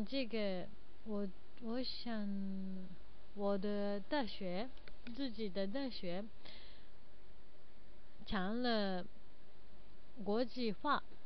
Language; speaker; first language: Chinese; non-native, learner; Japanese